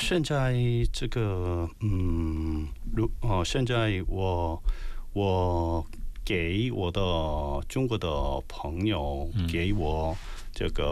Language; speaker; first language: Chinese; non-native, learner; Korean